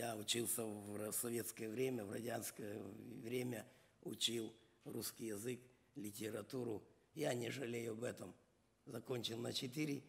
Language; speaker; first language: Russian; non-native, local second language; Ukrainian